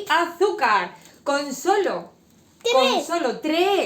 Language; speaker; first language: Spanish; native; Spanish